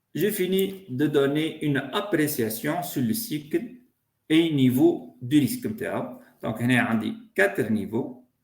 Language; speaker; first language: French; non-native, local second language; Arabic